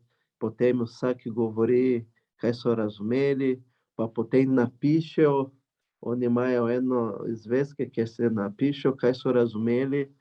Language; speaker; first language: Slovenian; non-native, learner; Portuguese